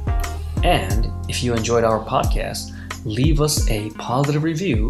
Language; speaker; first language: English; early bilingual, other home language; Vietnamese